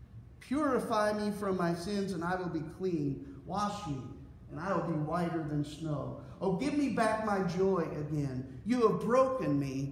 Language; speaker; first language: English; native; English